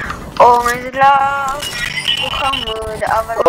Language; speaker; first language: Hebrew; native; Hebrew